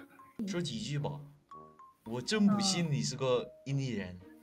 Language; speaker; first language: Chinese; non-native, fluent; Korean